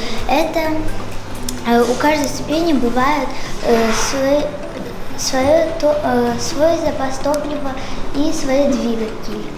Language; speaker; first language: Russian; non-native, local second language; Kazakh